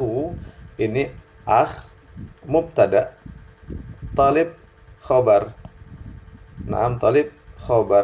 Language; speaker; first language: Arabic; non-native, fluent; Indonesian